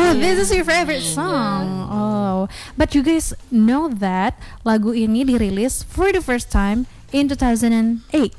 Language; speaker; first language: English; non-native, fluent; Indonesian